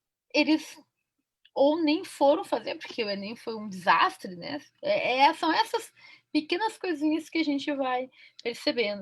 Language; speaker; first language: Portuguese; native; Portuguese